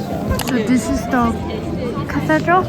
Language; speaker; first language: English; non-native, learner; Korean